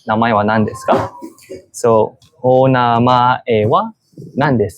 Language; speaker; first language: Japanese; non-native, fluent; Malay